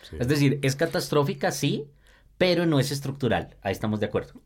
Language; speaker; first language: Spanish; native; Spanish